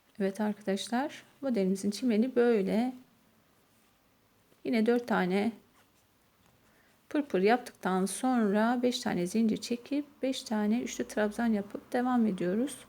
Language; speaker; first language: Turkish; native; Turkish